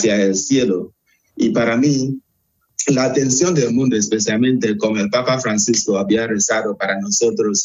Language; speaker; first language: Spanish; non-native, fluent; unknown